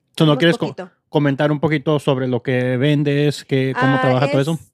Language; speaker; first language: Spanish; early bilingual, heritage; Spanish